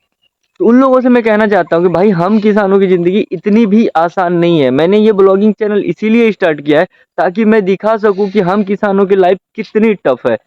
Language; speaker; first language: Hindi; native; Hindi